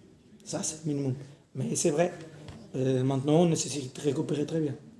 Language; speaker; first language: French; non-native, learner; Portuguese